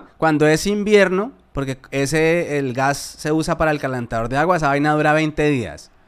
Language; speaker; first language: Spanish; native; Spanish